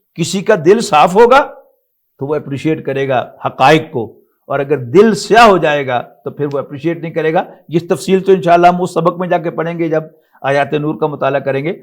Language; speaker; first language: Urdu; non-native, local second language; Punjabi